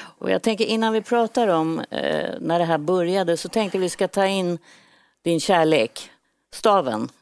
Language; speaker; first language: Swedish; native; Swedish